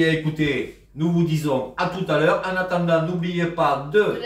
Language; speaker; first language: French; native; French